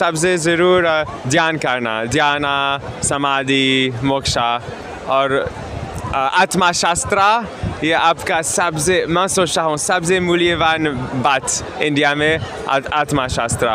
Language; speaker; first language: Hindi; non-native, learner; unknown